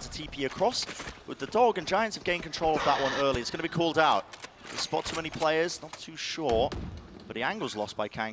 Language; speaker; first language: English; native; English